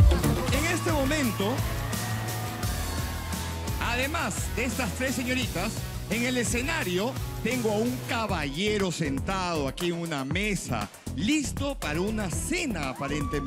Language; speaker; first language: Spanish; native; Spanish